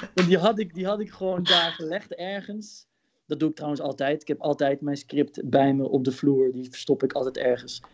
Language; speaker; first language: Dutch; early bilingual, other home language; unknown